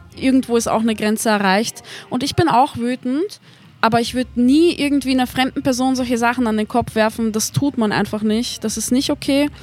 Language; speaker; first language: German; native; German